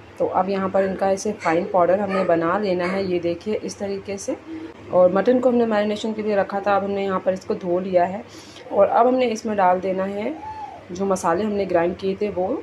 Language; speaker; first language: Hindi; native; Hindi